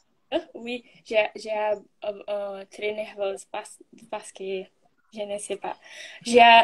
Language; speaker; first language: French; non-native, learner; Portuguese